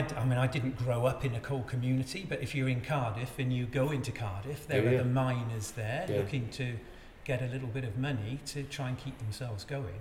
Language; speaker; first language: English; native; English